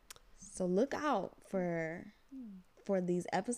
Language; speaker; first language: English; native; English